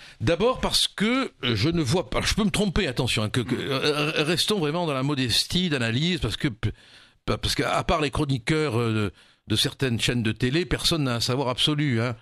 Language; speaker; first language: French; native; French